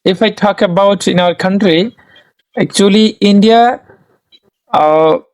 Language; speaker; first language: English; non-native, learner; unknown